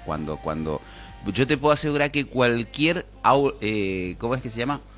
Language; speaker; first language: Spanish; native; Spanish